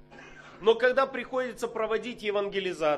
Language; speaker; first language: Polish; non-native, learner; Russian